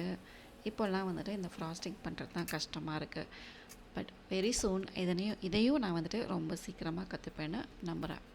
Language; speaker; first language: Tamil; native; Tamil